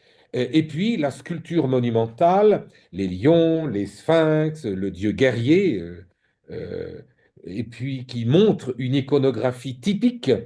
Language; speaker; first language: French; native; French